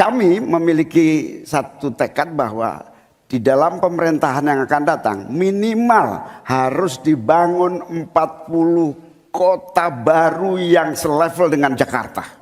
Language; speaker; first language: Indonesian; native; Indonesian